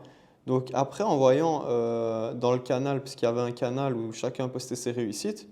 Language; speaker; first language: French; native; French